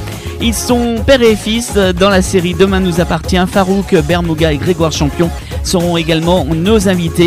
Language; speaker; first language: French; native; French